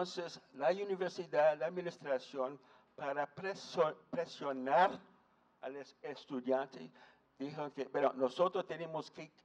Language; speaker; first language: Spanish; non-native, fluent; English